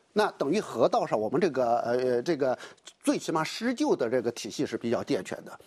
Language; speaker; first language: Chinese; native; Chinese